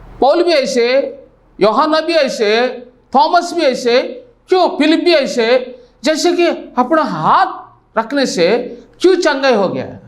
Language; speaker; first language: Hindi; non-native, local second language; Telugu